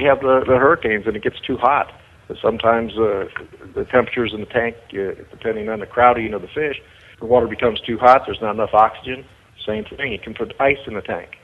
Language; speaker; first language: English; native; English